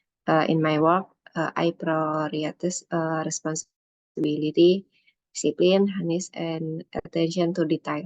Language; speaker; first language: English; non-native, learner; Indonesian